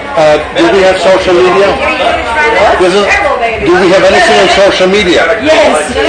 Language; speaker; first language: English; non-native, fluent; German